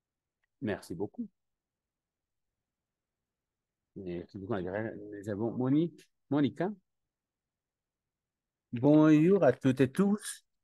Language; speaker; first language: French; non-native, learner; Spanish